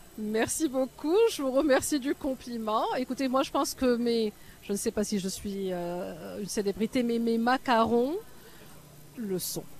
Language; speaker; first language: French; non-native, local second language; Arabic